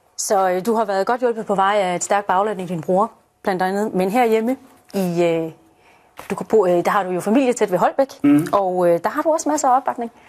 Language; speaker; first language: Danish; native; Danish